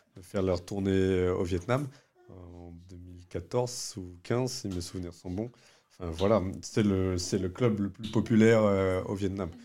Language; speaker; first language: French; early bilingual, other home language; Vietnamese